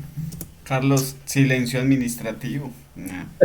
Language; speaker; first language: Spanish; native; Spanish